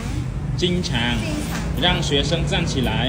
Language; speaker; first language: Chinese; non-native, learner; Khmer